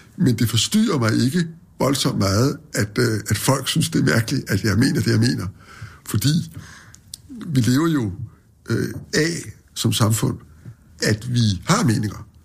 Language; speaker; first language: Danish; native; Danish